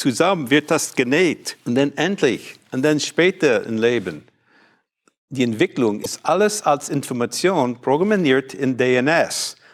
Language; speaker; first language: German; non-native, fluent; English